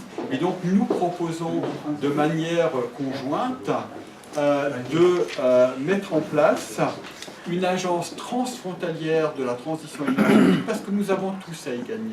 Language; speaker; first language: French; native; French